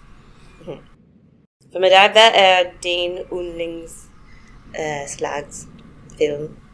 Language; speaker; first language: Danish; non-native, fluent; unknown